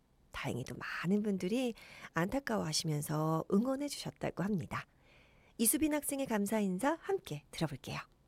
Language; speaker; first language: Korean; native; Korean